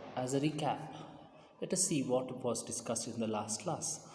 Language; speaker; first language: English; non-native, local second language; Kannada